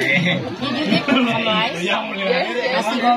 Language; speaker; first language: English; non-native, learner; Sasak